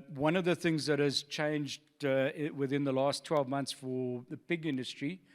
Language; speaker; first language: English; native; English